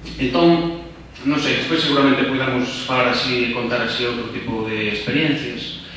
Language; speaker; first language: Galician; non-native, local second language; Spanish